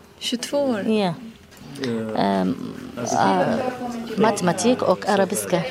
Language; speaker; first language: Swedish; non-native, learner; Arabic